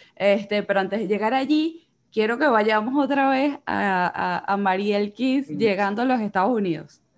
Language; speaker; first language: Spanish; native; Spanish